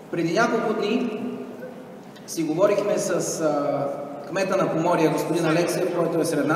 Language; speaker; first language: Bulgarian; native; Bulgarian